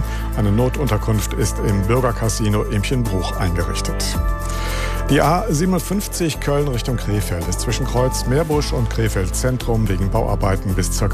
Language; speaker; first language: German; native; German